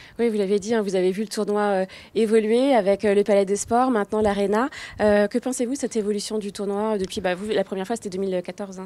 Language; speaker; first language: French; native; French